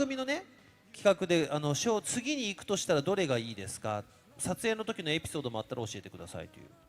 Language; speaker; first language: Japanese; native; Japanese